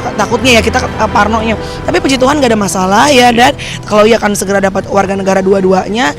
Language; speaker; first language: Indonesian; native; Indonesian